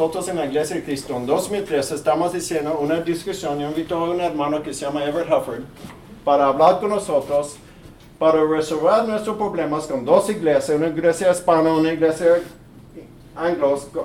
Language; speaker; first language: Spanish; early bilingual, heritage; English